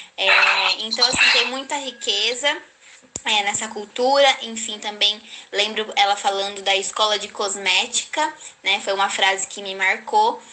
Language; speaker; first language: Portuguese; native; Portuguese